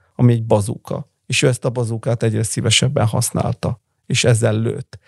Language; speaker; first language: Hungarian; early bilingual, heritage; Italian